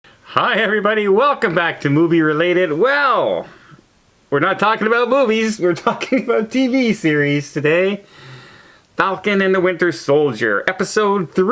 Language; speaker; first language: English; native; English